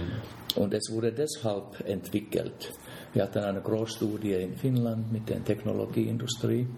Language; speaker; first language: German; non-native, fluent; Finnish